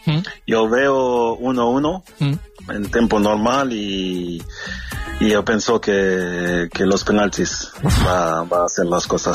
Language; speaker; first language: Spanish; non-native, learner; French